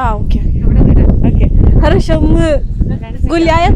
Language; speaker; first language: Russian; non-native, learner; Malayalam